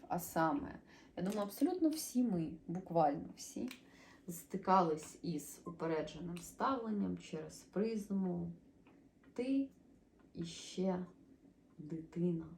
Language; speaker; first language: Ukrainian; native; Ukrainian